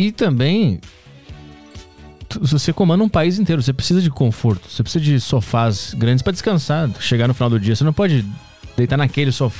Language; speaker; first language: Portuguese; native; Portuguese